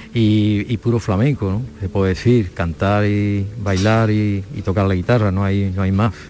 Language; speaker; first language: Spanish; native; Spanish